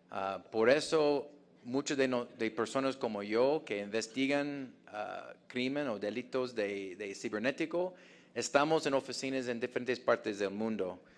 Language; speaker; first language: Spanish; non-native, fluent; English